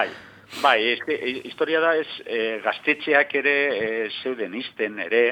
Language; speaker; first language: Basque; non-native, local second language; Spanish